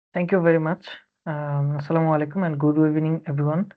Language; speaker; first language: English; non-native, local second language; Bangla